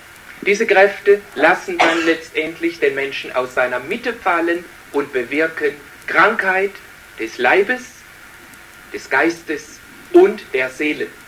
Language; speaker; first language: German; native; German